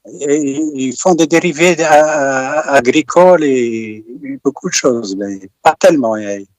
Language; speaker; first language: French; non-native, local second language; Arabic